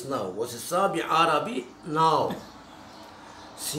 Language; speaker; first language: Portuguese; non-native, learner; Turkish